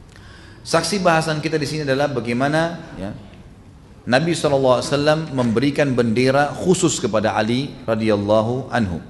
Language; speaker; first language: Indonesian; native; Indonesian